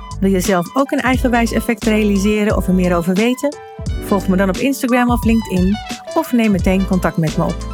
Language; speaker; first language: Dutch; native; Dutch